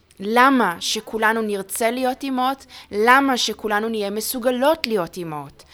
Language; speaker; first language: Hebrew; native; Hebrew